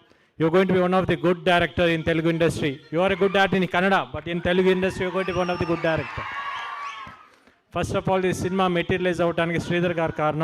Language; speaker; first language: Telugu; native; Telugu